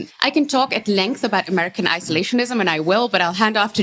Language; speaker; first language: English; non-native, local second language; Urdu